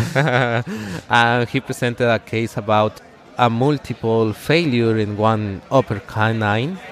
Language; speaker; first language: English; non-native, fluent; Spanish